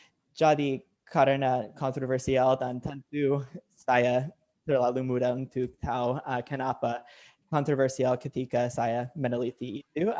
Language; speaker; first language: Indonesian; non-native, learner; English